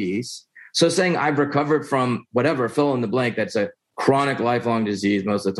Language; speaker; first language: English; native; English